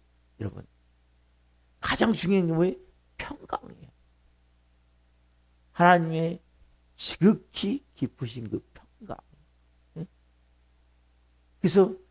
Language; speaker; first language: Korean; native; Korean